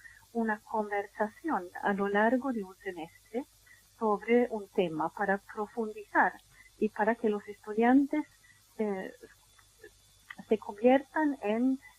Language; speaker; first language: Spanish; non-native, fluent; Swedish